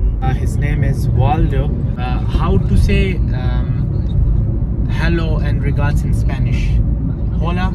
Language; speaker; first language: English; non-native, fluent; Urdu